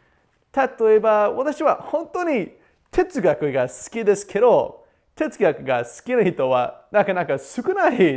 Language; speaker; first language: Japanese; non-native, learner; English